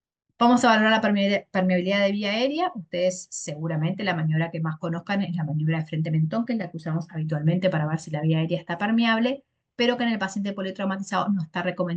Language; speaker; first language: Spanish; native; Spanish